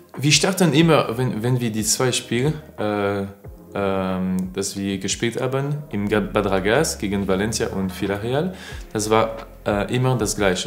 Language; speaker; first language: German; non-native, learner; French